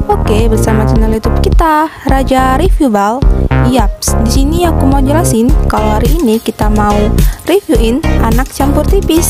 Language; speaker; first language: Indonesian; native; Indonesian